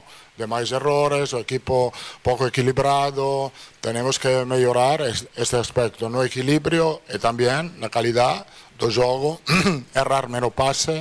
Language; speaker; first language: Portuguese; non-native, fluent; Italian